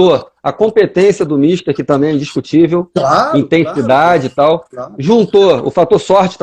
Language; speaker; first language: Portuguese; native; Portuguese